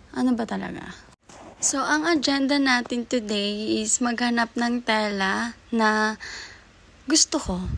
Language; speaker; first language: Filipino; native; Filipino